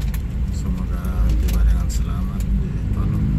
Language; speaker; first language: Indonesian; native; Indonesian